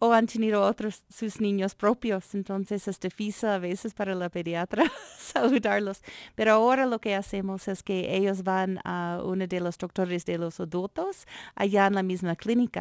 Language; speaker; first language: Spanish; non-native, fluent; English